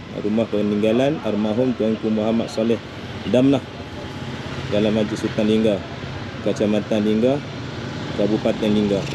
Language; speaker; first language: Malay; native; Malay